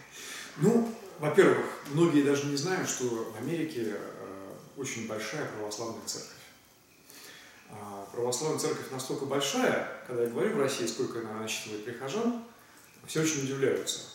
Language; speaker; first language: Russian; native; Russian